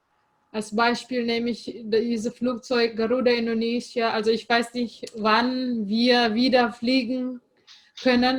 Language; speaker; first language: German; non-native, fluent; Indonesian